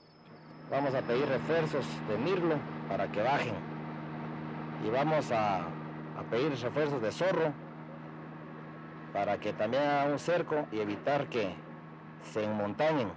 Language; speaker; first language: Spanish; native; Spanish